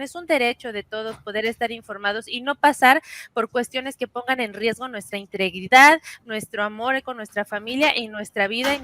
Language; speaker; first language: Spanish; native; Spanish